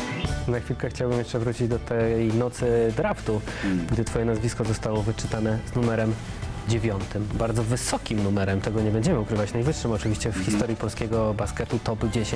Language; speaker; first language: Polish; native; Polish